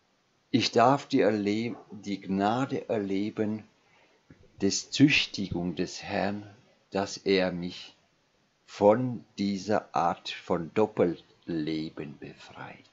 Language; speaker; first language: German; non-native, fluent; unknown